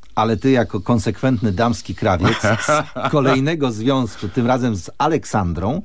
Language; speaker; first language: Polish; native; Polish